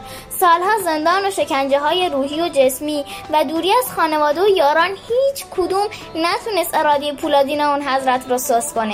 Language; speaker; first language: Persian; native; Persian